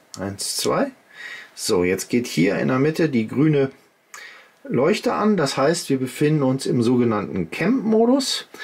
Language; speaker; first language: German; native; German